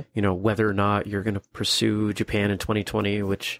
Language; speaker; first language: English; native; English